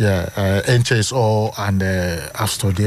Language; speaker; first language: Dutch; non-native, fluent; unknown